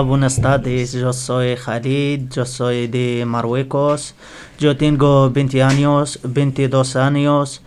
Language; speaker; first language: Spanish; non-native, learner; Arabic